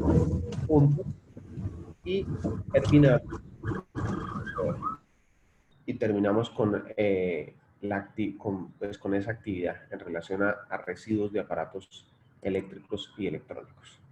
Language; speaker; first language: Spanish; native; Spanish